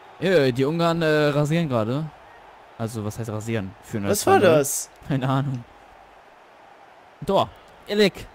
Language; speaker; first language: German; native; German